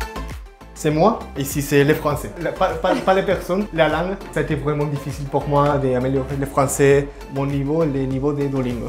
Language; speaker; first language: French; non-native, learner; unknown